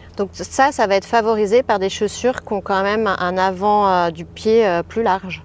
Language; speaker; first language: French; native; French